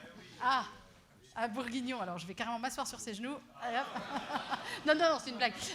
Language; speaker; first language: French; native; French